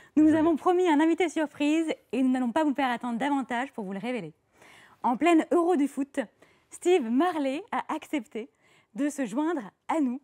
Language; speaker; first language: French; native; French